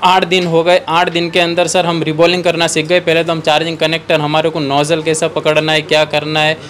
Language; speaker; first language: Hindi; non-native, local second language; Gujarati